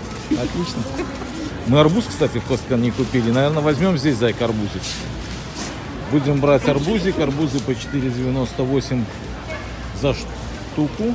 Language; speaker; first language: Russian; native; Russian